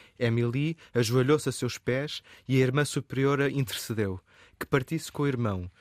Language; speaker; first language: Portuguese; native; Portuguese